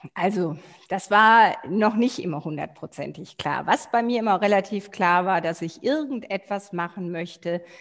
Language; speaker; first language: German; native; German